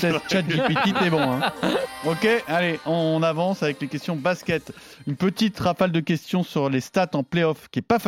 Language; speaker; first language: French; native; French